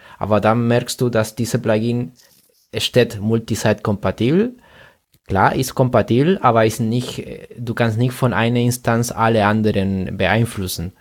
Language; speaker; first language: German; non-native, fluent; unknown